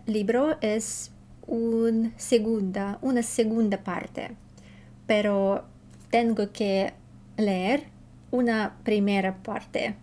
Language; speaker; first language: Spanish; non-native, learner; Russian